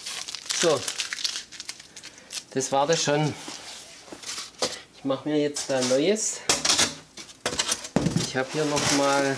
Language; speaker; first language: German; native; German